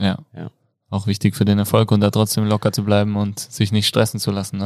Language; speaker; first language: German; native; German